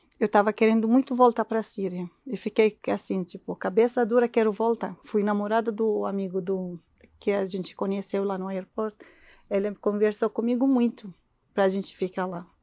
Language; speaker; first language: Portuguese; non-native, learner; Arabic